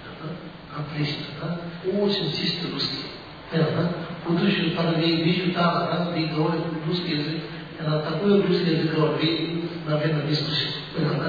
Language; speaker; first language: Russian; non-native, learner; Tibetan